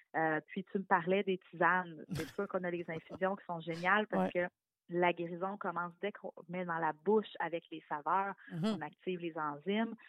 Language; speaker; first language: French; native; French